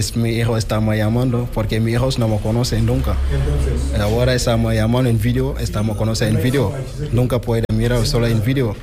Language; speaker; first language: Spanish; non-native, learner; Wolof